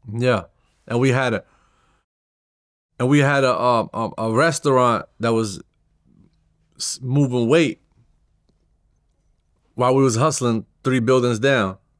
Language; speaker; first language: English; native; English